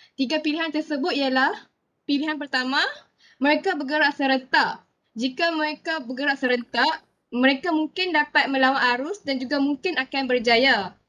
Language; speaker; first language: Malay; native; Malay